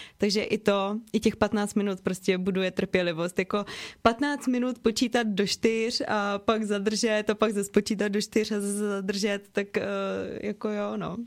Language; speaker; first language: Czech; native; Czech